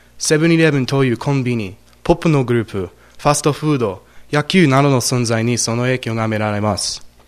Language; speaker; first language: Japanese; non-native, fluent; English